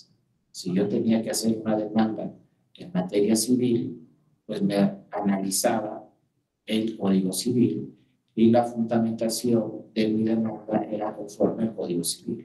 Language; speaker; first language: Spanish; native; Spanish